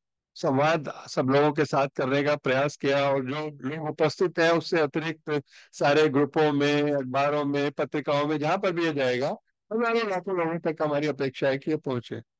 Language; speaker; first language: Hindi; native; Hindi